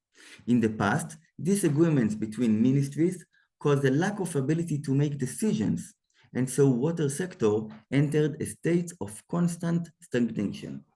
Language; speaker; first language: English; non-native, fluent; Hebrew